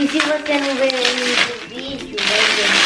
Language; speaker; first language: Portuguese; early bilingual, heritage; Portuguese